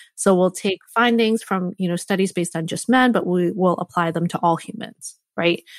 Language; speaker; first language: English; native; English